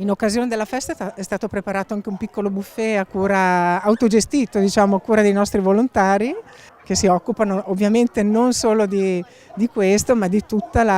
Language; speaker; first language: Italian; native; Italian